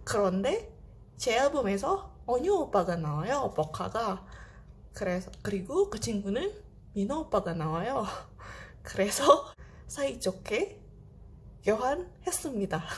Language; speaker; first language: Korean; non-native, fluent; Indonesian